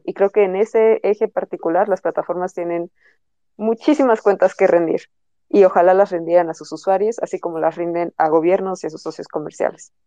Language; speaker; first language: Spanish; native; Spanish